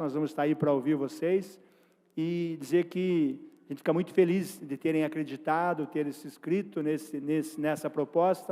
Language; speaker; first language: Portuguese; native; Portuguese